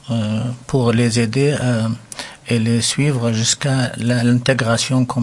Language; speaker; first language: French; non-native, local second language; Arabic